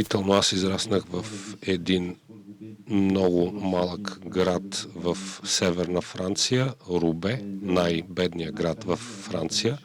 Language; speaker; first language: Bulgarian; native; Bulgarian